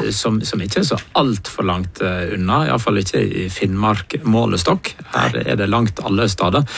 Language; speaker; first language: Norwegian; native; Norwegian